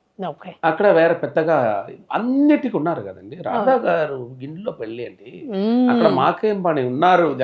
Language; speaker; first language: Telugu; non-native, local second language; Tamil